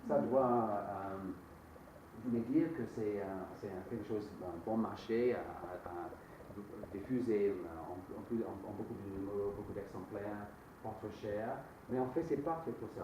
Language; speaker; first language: French; non-native, fluent; English